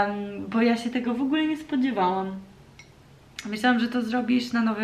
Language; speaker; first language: Polish; early bilingual, heritage; Polish